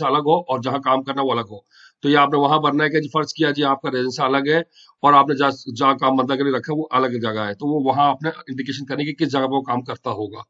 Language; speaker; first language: Hindi; non-native, local second language; Punjabi